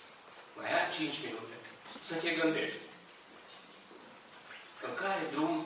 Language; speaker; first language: Romanian; non-native, learner; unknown